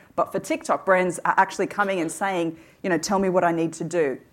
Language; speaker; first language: English; early bilingual, other home language; Hindi